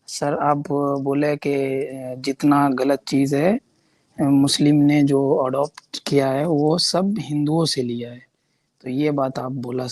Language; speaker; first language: Hindi; non-native, local second language; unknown